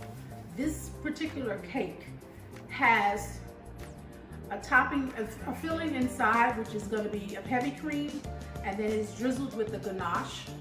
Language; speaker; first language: English; native; English